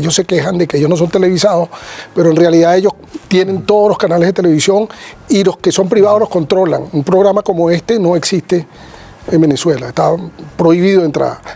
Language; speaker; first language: Spanish; native; Spanish